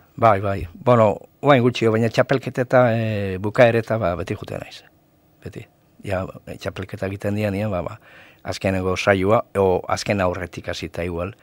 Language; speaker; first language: Basque; native; Basque